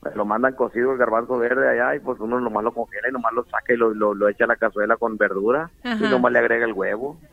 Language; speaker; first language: Spanish; native; Spanish